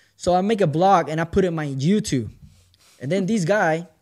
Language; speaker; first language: English; non-native, learner; Spanish